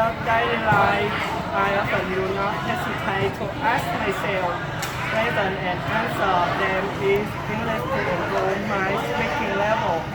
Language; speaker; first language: English; non-native, learner; Vietnamese